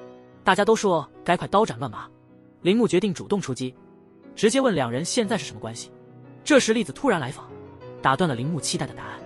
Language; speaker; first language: Chinese; native; Chinese